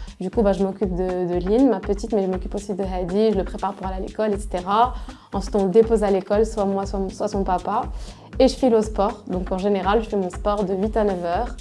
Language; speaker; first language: French; non-native, local second language; Arabic